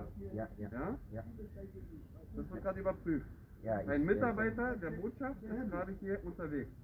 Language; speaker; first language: German; native; German